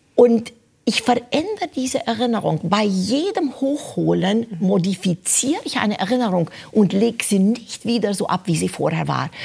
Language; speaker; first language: German; non-native, fluent; Romanian